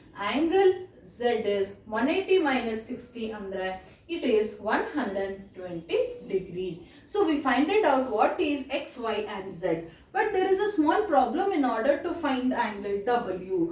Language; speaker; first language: English; non-native, local second language; Kannada